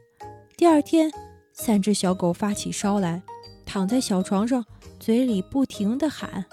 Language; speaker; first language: Chinese; native; Chinese